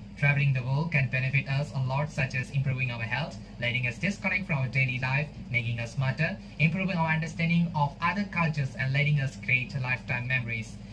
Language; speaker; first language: English; non-native, local second language; Tamil